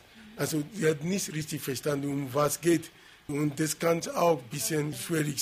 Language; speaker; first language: German; non-native, fluent; Yoruba